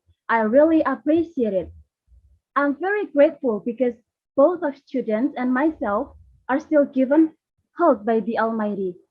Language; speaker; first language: English; non-native, fluent; Indonesian